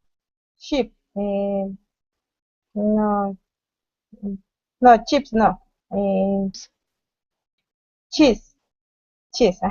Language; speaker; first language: English; non-native, learner; Spanish